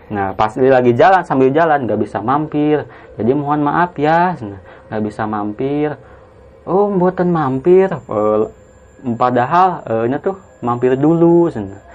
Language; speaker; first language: Indonesian; non-native, local second language; Sundanese